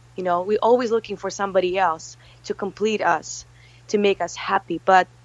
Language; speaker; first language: English; early bilingual, other home language; Russian